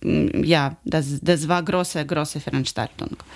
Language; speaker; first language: German; non-native, learner; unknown